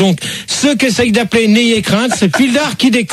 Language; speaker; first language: French; native; French